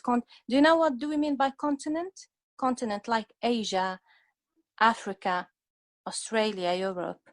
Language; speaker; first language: English; non-native, fluent; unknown